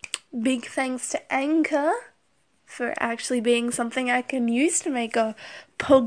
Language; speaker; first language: English; native; English